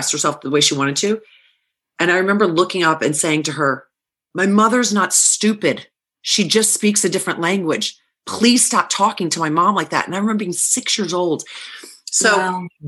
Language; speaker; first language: English; native; English